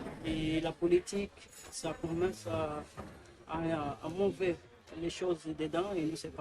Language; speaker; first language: French; non-native, learner; Portuguese